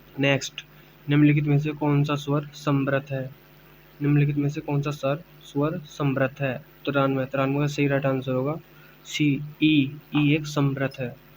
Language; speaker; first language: Hindi; native; Hindi